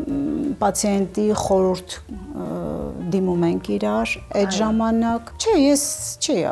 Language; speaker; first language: Armenian; native; Armenian